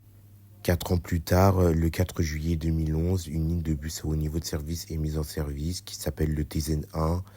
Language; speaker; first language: French; native; French